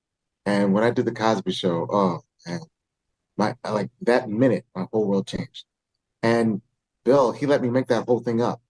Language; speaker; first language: English; native; English